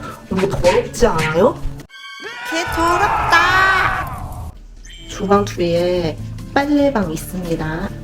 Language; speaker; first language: Korean; non-native, fluent; Chinese